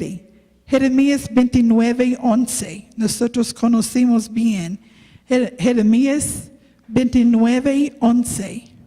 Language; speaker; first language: Spanish; non-native, learner; English